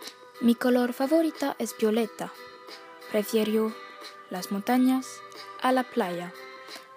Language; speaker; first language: Spanish; non-native, learner; French